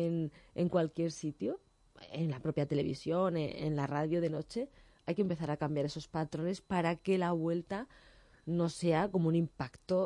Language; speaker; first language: Spanish; native; Spanish